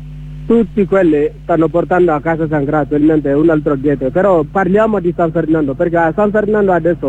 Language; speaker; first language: Italian; non-native, learner; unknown